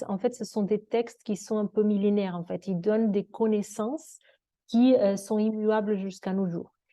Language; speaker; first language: French; non-native, fluent; Portuguese